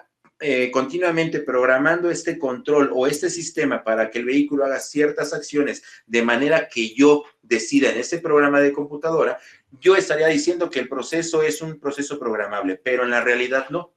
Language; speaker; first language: Spanish; native; Spanish